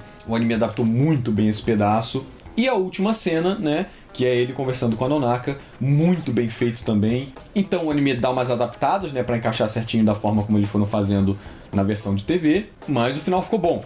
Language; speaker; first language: Portuguese; native; Portuguese